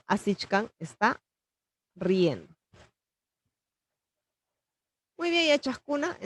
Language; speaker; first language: Spanish; non-native, local second language; Quechua